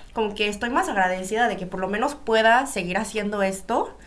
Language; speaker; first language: Spanish; early bilingual, other home language; Korean